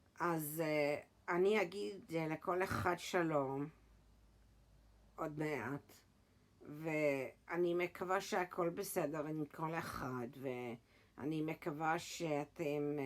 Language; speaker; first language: Hebrew; early bilingual, heritage; English